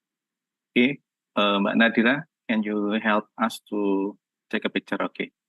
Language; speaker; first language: English; non-native, learner; Indonesian